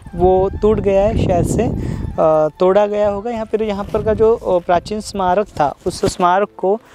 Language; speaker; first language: Hindi; non-native, local second language; Marathi